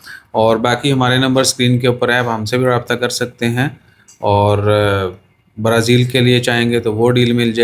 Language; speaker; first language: Hindi; non-native, local second language; Punjabi